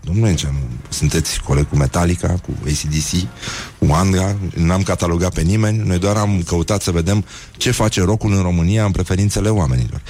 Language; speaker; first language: Romanian; native; Romanian